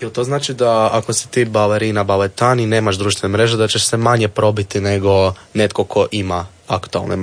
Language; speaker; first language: Serbian; native; Serbian